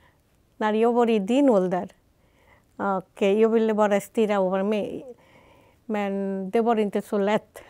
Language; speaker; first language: Swedish; non-native, fluent; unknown